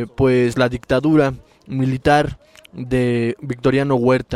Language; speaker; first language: Spanish; native; Spanish